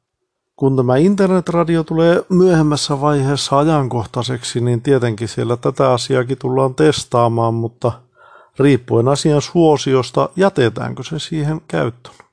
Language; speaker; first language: Finnish; native; Finnish